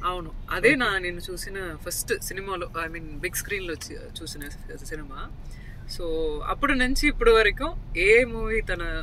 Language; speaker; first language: Telugu; non-native, learner; Tamil